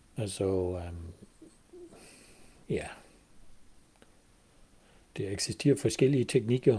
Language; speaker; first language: Danish; non-native, fluent; German